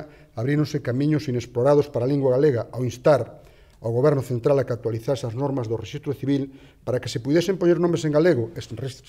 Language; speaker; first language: Galician; native; Galician